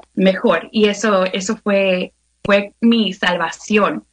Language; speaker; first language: Spanish; native; Spanish